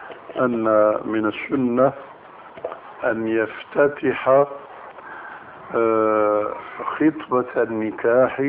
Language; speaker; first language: Arabic; early bilingual, other home language; Albanian